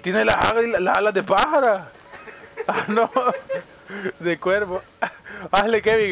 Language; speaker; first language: Spanish; early bilingual, heritage; Spanish